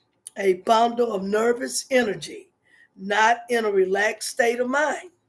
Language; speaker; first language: English; native; English